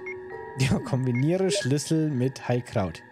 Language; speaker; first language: German; native; German